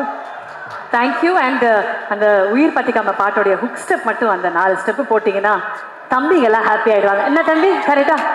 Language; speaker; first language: Tamil; native; Tamil